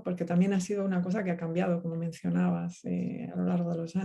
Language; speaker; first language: Spanish; native; Spanish